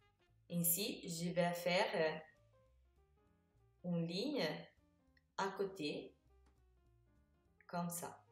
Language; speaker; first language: French; non-native, fluent; Italian